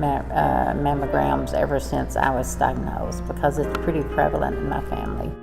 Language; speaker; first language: English; native; English